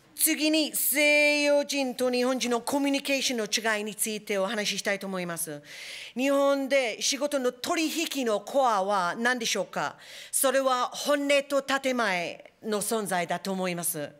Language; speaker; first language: Japanese; non-native, fluent; English